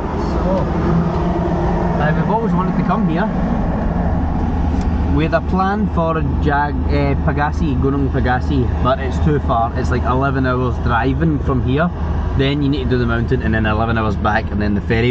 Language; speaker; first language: English; native; English